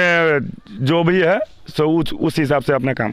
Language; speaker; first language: Hindi; native; Hindi